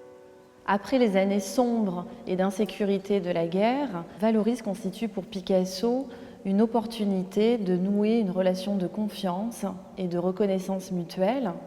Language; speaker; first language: French; native; French